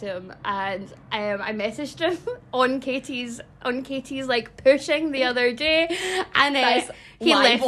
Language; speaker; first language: English; native; English